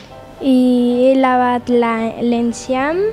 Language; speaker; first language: Catalan; non-native, local second language; Spanish